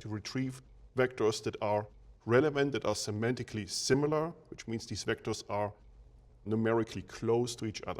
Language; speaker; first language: English; non-native, fluent; German